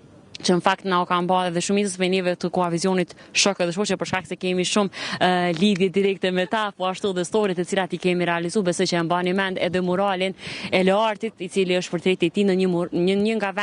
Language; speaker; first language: Albanian; native; Albanian